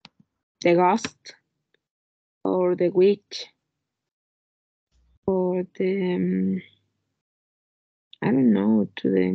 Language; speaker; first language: English; non-native, learner; Spanish